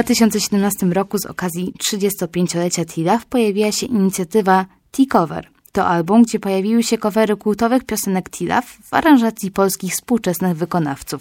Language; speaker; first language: Polish; native; Polish